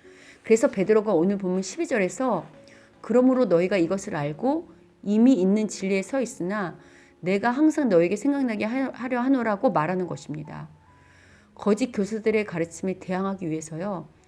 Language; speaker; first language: Korean; native; Korean